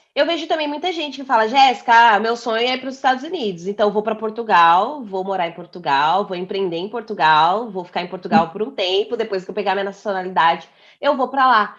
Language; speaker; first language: Portuguese; native; Portuguese